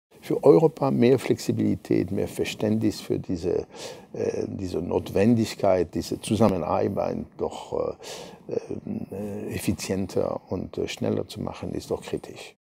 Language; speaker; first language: German; non-native, fluent; French